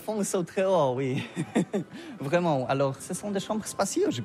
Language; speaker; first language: French; non-native, fluent; Polish